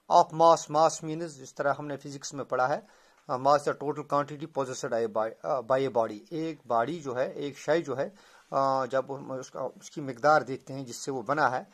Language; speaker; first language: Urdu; non-native, local second language; Kashmiri